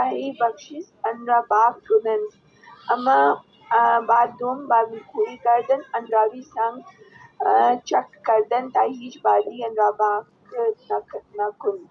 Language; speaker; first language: Persian; non-native, learner; Urdu